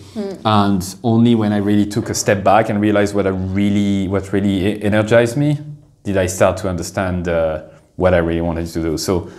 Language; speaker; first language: English; non-native, fluent; French